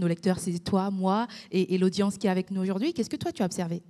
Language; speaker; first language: French; native; French